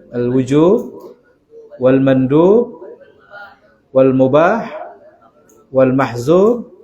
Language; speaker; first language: Arabic; non-native, fluent; Indonesian